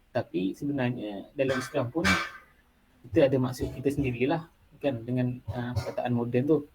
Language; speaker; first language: Malay; native; Malay